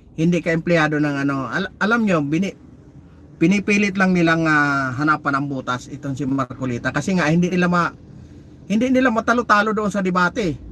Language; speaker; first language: Filipino; native; Filipino